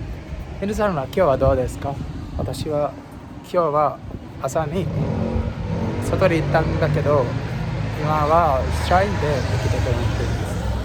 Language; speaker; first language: Japanese; non-native, learner; Sinhala